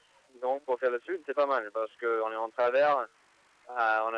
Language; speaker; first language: French; non-native, fluent; English